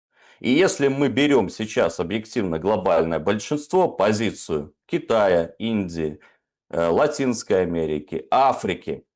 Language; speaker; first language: Russian; native; Russian